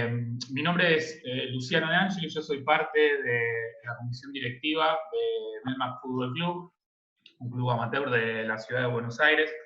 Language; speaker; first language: Spanish; native; Spanish